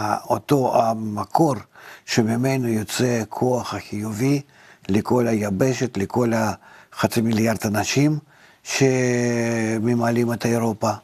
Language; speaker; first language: Hebrew; non-native, fluent; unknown